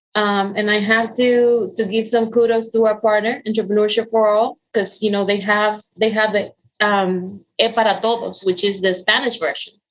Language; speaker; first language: English; non-native, fluent; Spanish